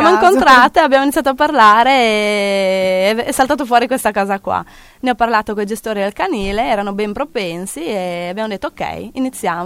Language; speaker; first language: Italian; native; Italian